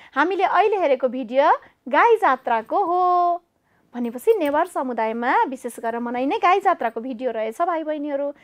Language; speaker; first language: Nepali; native; Nepali